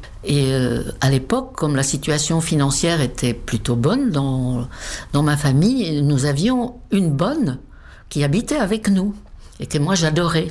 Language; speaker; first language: French; non-native, fluent; Czech